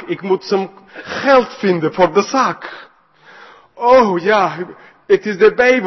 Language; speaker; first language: Dutch; non-native, fluent; English